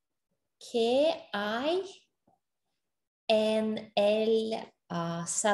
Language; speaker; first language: Spanish; non-native, learner; English